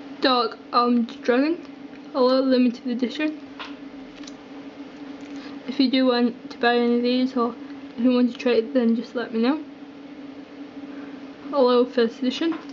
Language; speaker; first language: English; native; English